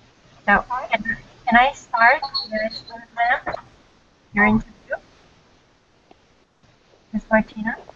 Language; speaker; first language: English; non-native, learner; Korean